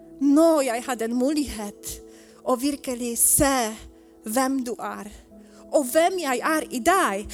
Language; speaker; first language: Swedish; non-native, learner; Polish